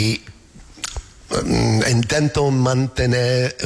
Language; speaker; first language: Spanish; non-native, fluent; English